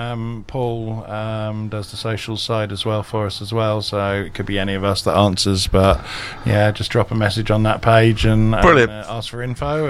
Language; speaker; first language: English; native; English